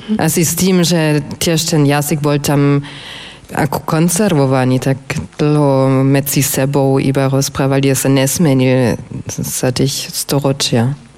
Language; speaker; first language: Slovak; non-native, fluent; German